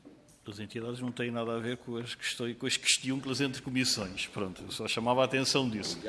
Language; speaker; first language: Portuguese; native; Portuguese